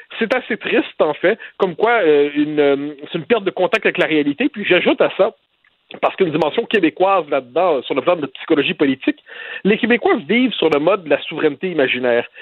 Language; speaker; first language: French; native; French